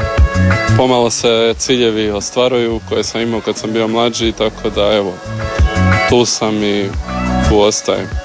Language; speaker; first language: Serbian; early bilingual, heritage; English